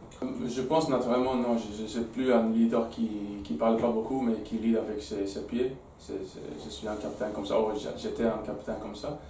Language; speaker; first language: French; non-native, fluent; Dutch